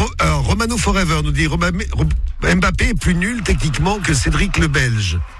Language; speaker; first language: French; native; French